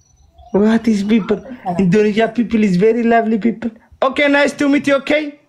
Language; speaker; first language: English; non-native, learner; Oromo